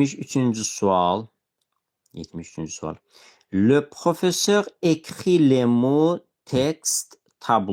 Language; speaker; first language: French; non-native, fluent; Azerbaijani